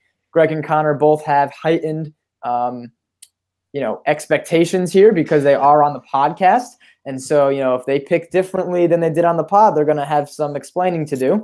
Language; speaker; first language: English; native; English